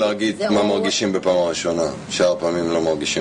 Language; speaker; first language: Hebrew; non-native, fluent; Russian